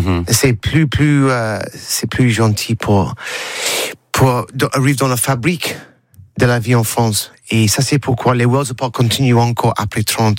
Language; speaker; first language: French; non-native, learner; English